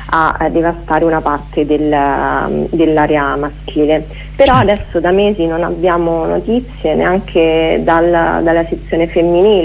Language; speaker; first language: Italian; native; Italian